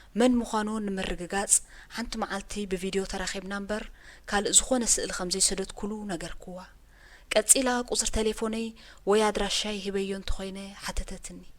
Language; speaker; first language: Tigrinya; native; Tigrinya